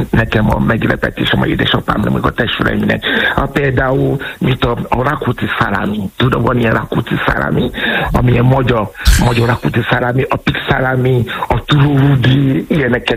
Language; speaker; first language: Hungarian; non-native, fluent; Yoruba